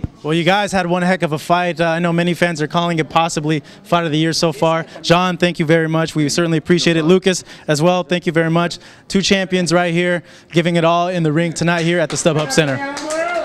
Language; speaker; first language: English; early bilingual, other home language; Spanish